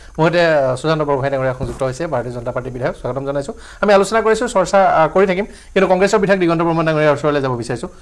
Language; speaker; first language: Assamese; native; Assamese